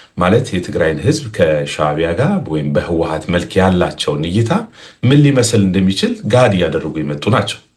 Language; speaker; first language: Amharic; non-native, local second language; Tigrinya